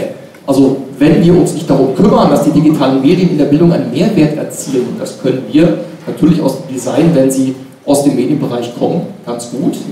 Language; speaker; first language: German; native; German